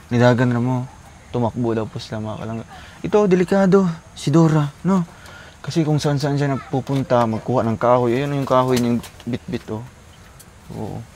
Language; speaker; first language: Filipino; non-native, local second language; Cebuano